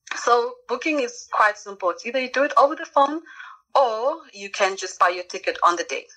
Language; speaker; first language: English; non-native, local second language; Zulu